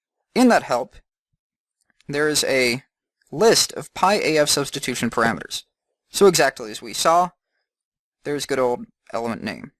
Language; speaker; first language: English; native; English